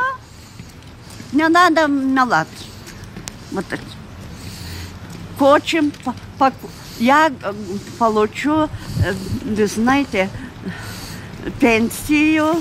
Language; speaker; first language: Russian; non-native, learner; Lithuanian